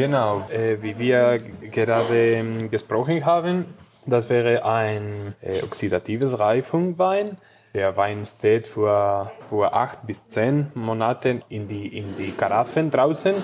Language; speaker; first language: German; non-native, fluent; Spanish